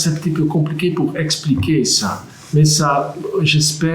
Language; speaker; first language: French; non-native, local second language; Dutch